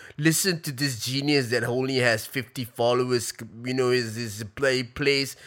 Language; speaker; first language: English; native; English